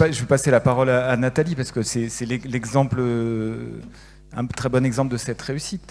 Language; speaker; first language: French; native; French